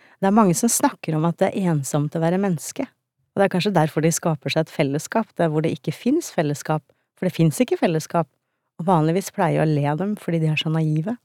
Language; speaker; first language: Norwegian; early bilingual, other home language; Turkish